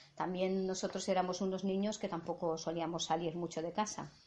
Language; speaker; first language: Spanish; non-native, local second language; Catalan